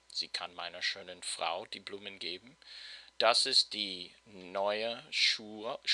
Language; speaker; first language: German; non-native, fluent; English